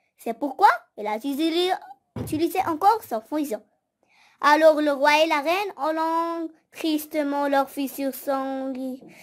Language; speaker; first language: French; non-native, local second language; Arabic